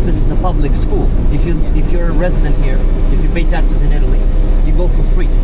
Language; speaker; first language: English; non-native, local second language; Italian